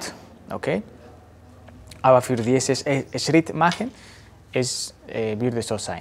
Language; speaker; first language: German; non-native, learner; Spanish